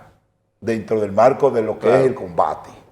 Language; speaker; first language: Spanish; native; Spanish